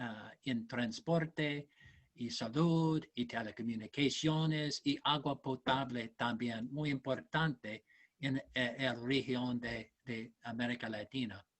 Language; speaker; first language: Spanish; non-native, learner; English